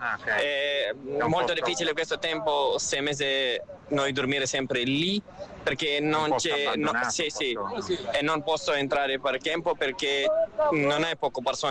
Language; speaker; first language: Italian; non-native, learner; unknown